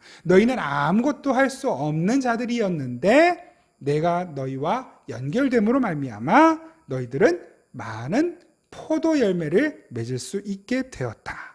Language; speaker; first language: Korean; native; Korean